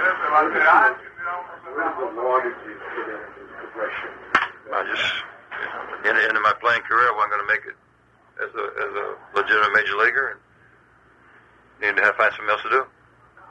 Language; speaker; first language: English; early bilingual, other home language; Spanish